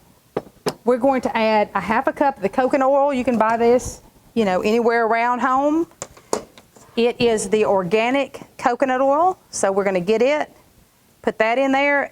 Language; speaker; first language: English; native; English